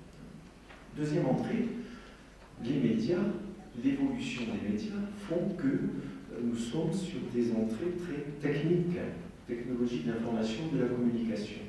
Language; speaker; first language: French; native; French